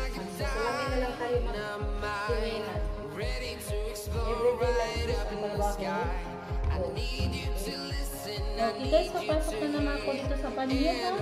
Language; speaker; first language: Filipino; non-native, local second language; Cebuano